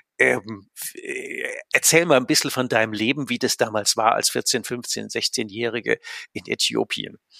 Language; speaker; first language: German; native; German